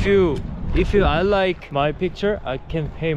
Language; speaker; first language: English; non-native, learner; Korean